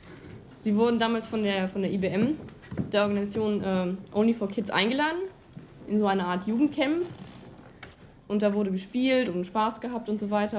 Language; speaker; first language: German; native; German